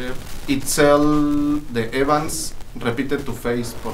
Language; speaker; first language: Spanish; native; Spanish